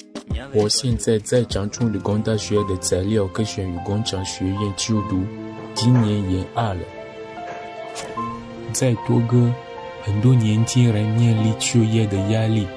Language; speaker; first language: Chinese; non-native, fluent; French